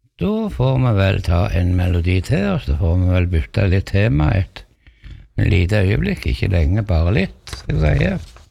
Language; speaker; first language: Norwegian; native; Norwegian